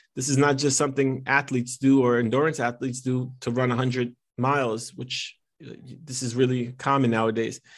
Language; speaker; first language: English; early bilingual, other home language; Italian